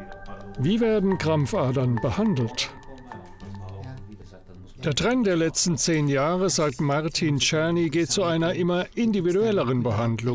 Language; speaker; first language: German; native; German